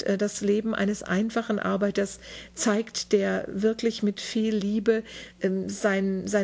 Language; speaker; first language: German; native; German